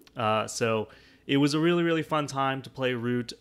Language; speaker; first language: English; native; English